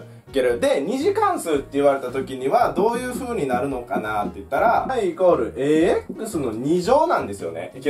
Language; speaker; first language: Japanese; native; Japanese